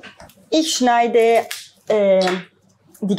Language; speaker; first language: German; non-native, learner; Italian